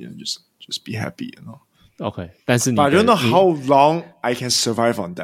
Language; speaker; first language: English; non-native, local second language; Chinese